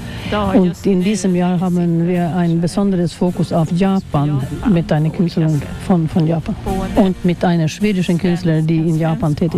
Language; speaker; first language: German; non-native, fluent; Swedish